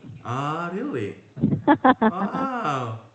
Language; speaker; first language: English; non-native, learner; Korean